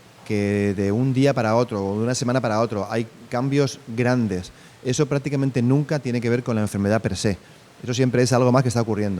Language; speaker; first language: Spanish; native; Spanish